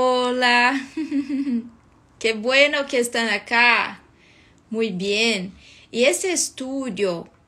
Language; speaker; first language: Spanish; non-native, fluent; Portuguese